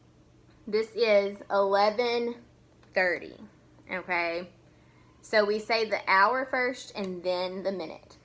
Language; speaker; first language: English; native; English